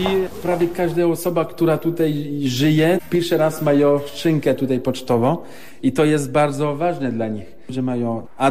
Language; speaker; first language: Polish; non-native, learner; French